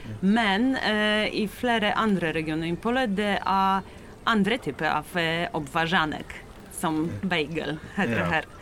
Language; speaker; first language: Norwegian; non-native, learner; Polish